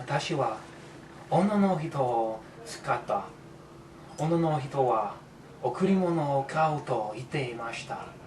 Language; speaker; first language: Japanese; non-native, learner; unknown